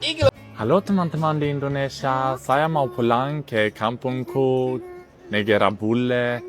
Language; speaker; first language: Indonesian; non-native, learner; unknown